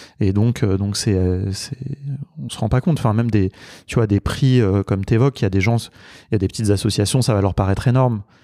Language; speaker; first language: French; native; French